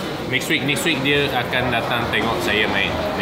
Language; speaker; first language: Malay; non-native, local second language; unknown